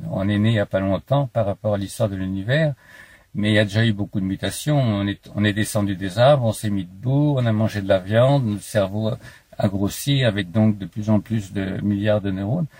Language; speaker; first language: French; native; French